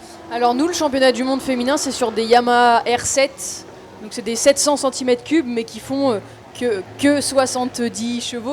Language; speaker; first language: French; native; French